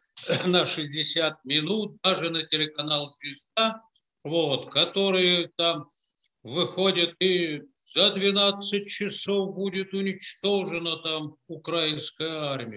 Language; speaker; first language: Russian; native; Russian